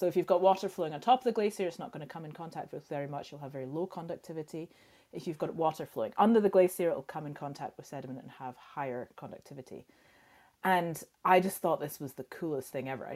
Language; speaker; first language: English; native; English